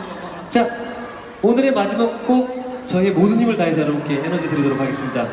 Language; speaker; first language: Korean; native; Korean